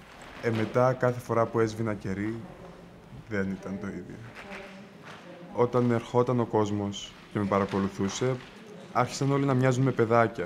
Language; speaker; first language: Greek; native; Greek